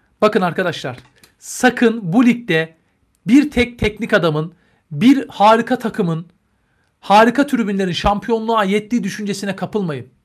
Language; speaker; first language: Turkish; native; Turkish